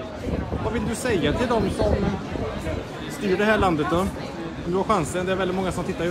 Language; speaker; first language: Swedish; native; Swedish